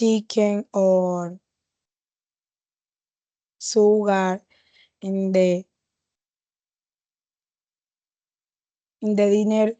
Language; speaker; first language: English; non-native, learner; Spanish